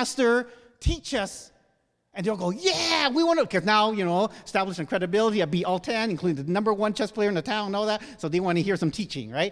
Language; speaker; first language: English; native; English